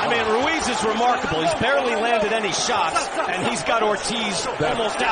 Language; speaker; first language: English; native; English